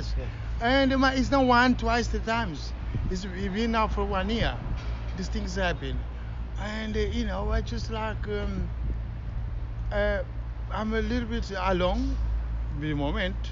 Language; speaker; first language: English; non-native, learner; Kabuverdianu